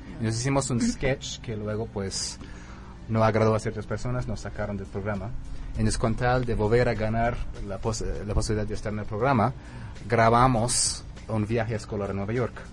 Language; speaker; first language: Spanish; non-native, fluent; English